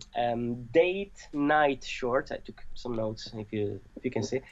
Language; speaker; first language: English; non-native, fluent; Italian